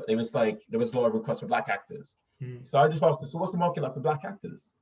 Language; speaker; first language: English; non-native, fluent; Swedish